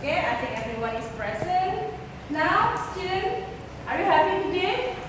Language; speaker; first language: English; non-native, fluent; Indonesian